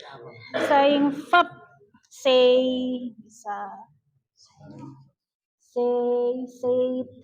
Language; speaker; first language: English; non-native, learner; Indonesian